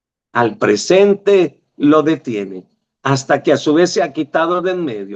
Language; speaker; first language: Spanish; native; Spanish